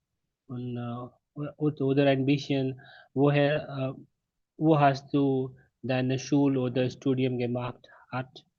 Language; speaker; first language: German; non-native, learner; Hindi